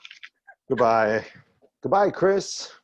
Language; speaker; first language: English; native; English